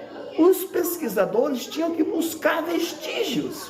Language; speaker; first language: Portuguese; native; Portuguese